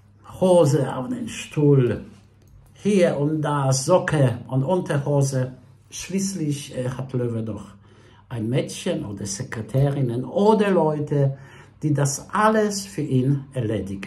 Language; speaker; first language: German; non-native, fluent; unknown